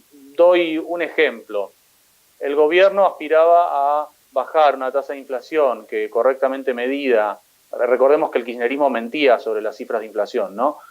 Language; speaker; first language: Spanish; native; Spanish